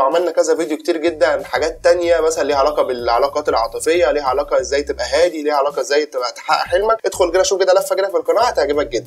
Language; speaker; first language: Arabic; native; Arabic